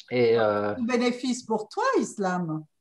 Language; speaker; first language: French; native; French